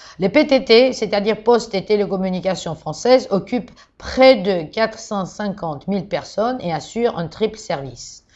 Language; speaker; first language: French; non-native, fluent; Georgian